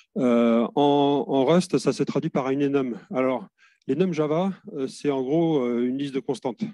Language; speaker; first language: French; native; French